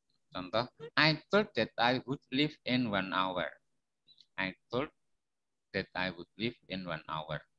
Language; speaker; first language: English; non-native, fluent; Javanese